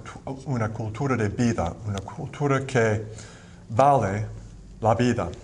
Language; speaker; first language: Spanish; non-native, fluent; English